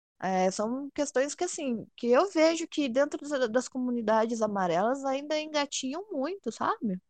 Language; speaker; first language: Portuguese; native; Portuguese